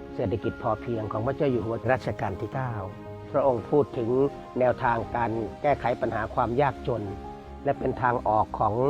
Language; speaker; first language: Thai; native; Thai